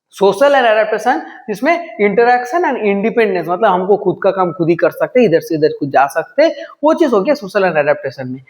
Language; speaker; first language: Hindi; non-native, local second language; Bangla